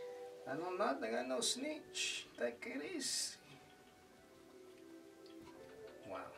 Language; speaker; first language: English; native; English